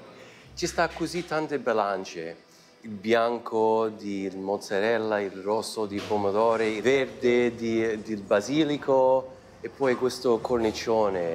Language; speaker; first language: Italian; early bilingual, heritage; Italian